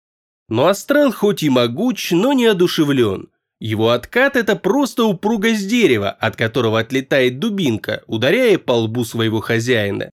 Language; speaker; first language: Russian; native; Russian